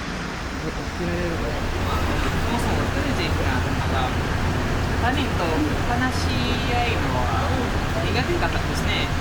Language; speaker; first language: Japanese; non-native, learner; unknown